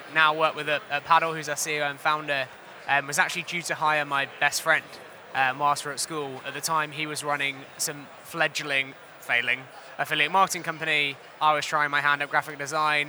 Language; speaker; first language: English; native; English